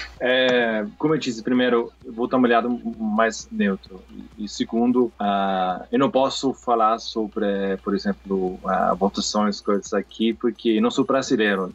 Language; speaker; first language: Portuguese; non-native, fluent; German